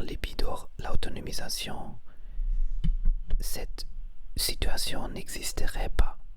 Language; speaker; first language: French; non-native, learner; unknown